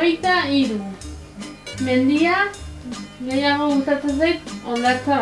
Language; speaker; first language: Basque; non-native, local second language; Spanish